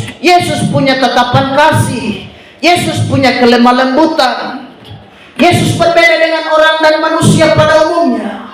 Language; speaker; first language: Indonesian; native; Indonesian